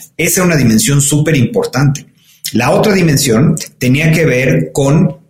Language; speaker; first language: Spanish; native; Spanish